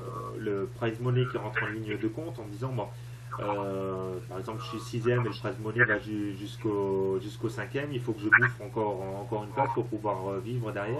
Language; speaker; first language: French; native; French